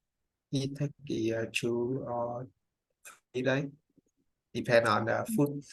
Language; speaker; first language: English; non-native, learner; Vietnamese